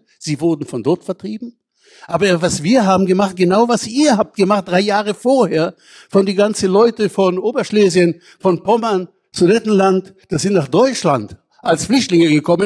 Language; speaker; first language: German; non-native, fluent; Hebrew